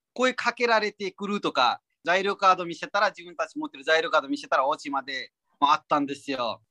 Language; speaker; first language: Japanese; non-native, fluent; Nepali